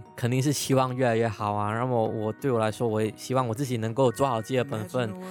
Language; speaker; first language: Chinese; non-native, local second language; Cantonese